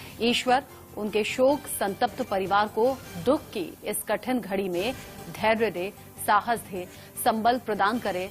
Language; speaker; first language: Hindi; native; Hindi